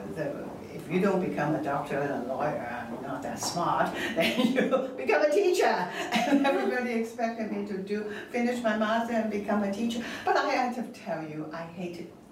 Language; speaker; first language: English; non-native, local second language; Cantonese